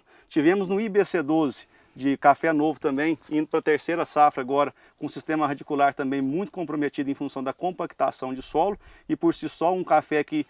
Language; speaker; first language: Portuguese; native; Portuguese